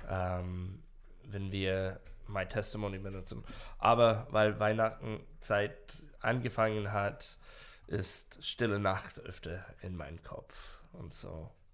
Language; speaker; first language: German; non-native, fluent; English